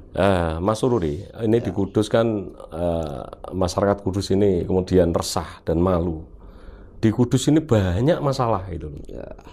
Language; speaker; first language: Indonesian; native; Indonesian